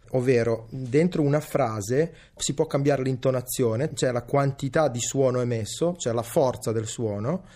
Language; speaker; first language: Italian; early bilingual, other home language; Serbian